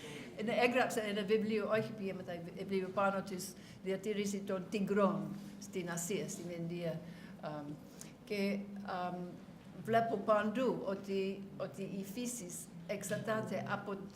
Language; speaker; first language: Greek; non-native, learner; English